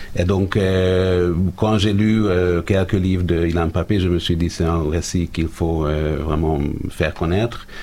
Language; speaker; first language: French; non-native, fluent; Hungarian